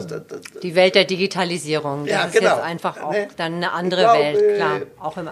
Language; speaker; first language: German; native; German